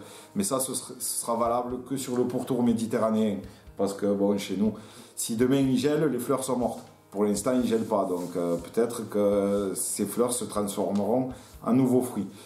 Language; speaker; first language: French; native; French